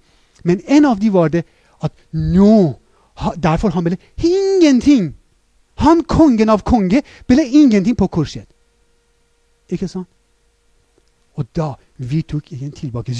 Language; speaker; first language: Norwegian; non-native, fluent; Persian